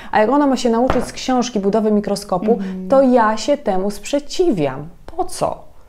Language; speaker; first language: Polish; native; Polish